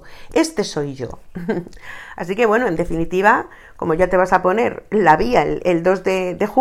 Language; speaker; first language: Spanish; native; Spanish